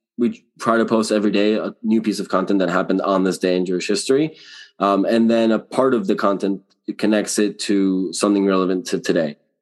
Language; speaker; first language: English; early bilingual, other home language; Spanish